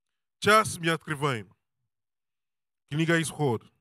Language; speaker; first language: Russian; non-native, learner; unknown